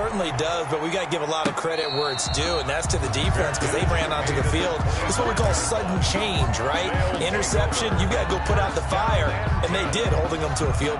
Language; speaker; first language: English; native; English